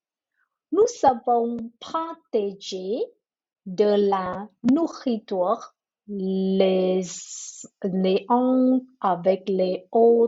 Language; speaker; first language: French; non-native, learner; Vietnamese